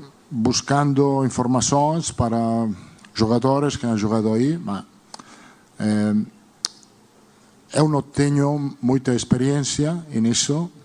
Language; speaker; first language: Portuguese; non-native, learner; Spanish